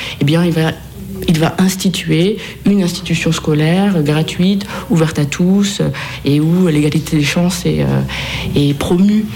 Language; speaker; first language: French; native; French